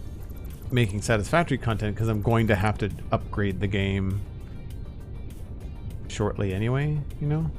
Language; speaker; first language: English; native; English